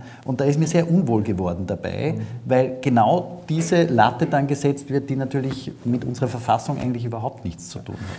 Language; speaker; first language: German; native; German